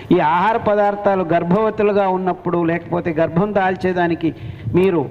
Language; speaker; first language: Telugu; native; Telugu